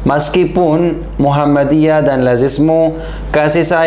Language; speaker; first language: Indonesian; non-native, learner; Arabic